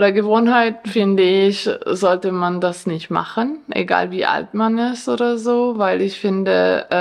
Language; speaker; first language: German; non-native, fluent; Spanish